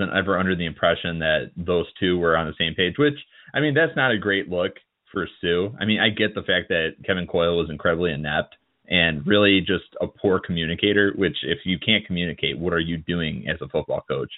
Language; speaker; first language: English; native; English